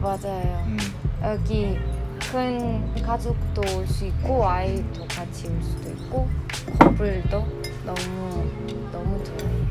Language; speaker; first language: Korean; non-native, learner; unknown